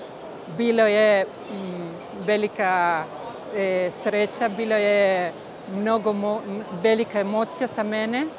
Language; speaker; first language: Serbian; early bilingual, heritage; Serbian